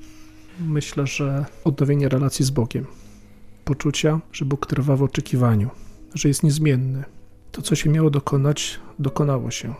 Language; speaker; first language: Polish; native; Polish